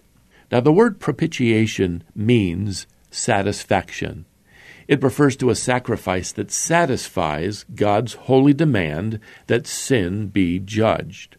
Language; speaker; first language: English; native; English